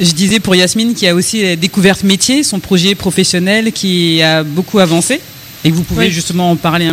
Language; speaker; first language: French; native; French